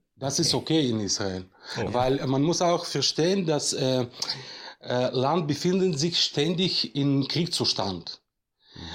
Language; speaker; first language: German; non-native, fluent; Russian